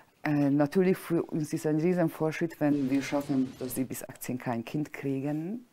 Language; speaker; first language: German; non-native, fluent; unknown